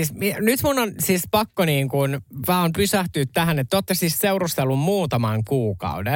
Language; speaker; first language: Finnish; native; Finnish